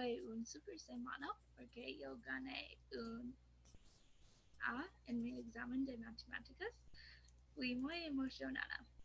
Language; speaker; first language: Spanish; non-native, learner; English